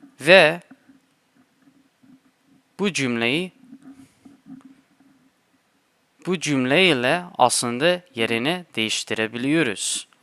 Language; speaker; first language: Turkish; non-native, fluent; English